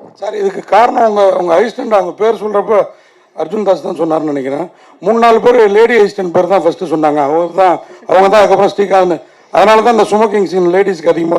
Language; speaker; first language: Tamil; native; Tamil